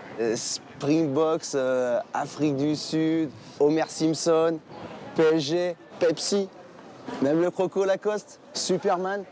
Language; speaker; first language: French; native; French